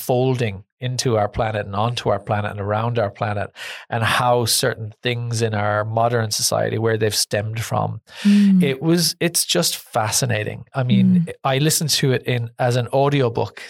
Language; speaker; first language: English; native; English